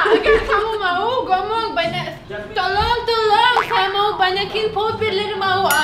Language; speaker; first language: Indonesian; non-native, learner; Russian